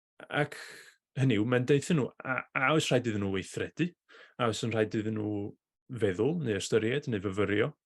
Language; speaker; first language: Welsh; native; Welsh